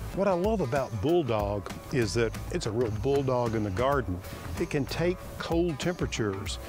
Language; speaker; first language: English; native; English